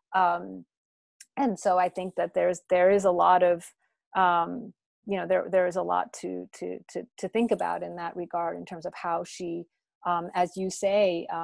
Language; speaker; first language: English; native; English